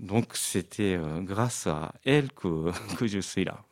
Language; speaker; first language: French; non-native, fluent; Japanese